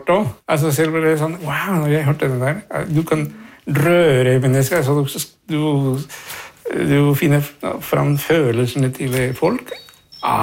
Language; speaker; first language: Norwegian; non-native, fluent; Spanish